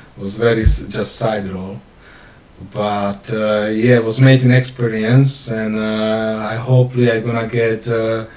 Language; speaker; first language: English; non-native, fluent; Slovak